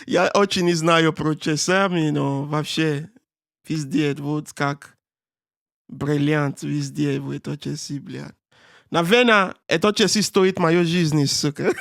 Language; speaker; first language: Russian; non-native, learner; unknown